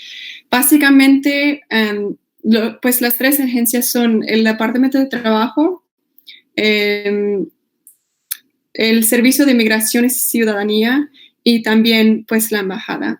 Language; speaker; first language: Spanish; non-native, fluent; English